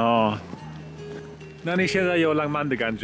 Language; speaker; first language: Chinese; non-native, learner; German